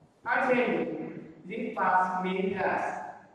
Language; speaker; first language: English; non-native, learner; Vietnamese